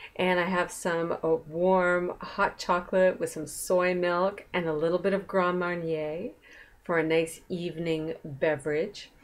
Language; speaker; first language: English; native; English